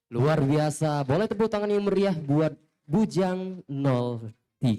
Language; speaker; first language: Indonesian; native; Indonesian